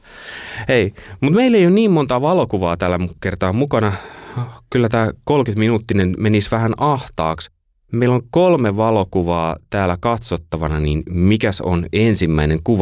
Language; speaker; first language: Finnish; native; Finnish